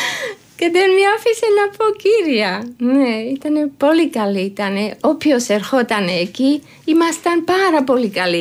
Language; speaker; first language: Greek; non-native, learner; Georgian